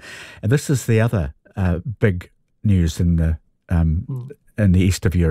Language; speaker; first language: English; native; English